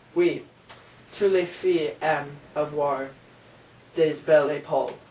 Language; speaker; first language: French; non-native, learner; English